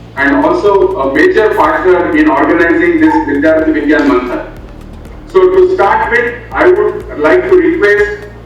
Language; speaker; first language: English; non-native, local second language; Hindi